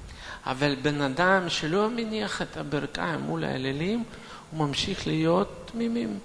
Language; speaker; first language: Hebrew; non-native, fluent; Russian